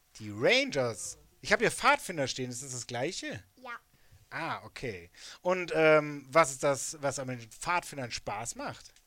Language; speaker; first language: German; native; German